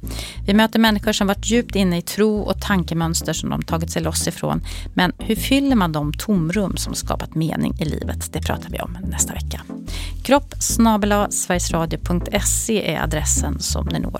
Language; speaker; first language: Swedish; native; Swedish